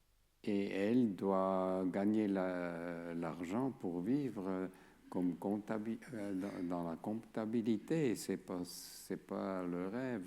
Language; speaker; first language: French; non-native, fluent; German